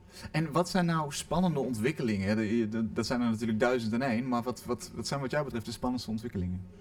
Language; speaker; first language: Dutch; native; Dutch